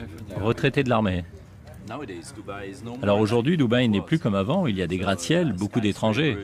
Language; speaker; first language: French; native; French